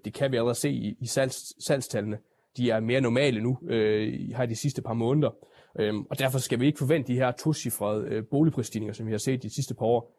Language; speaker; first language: Danish; native; Danish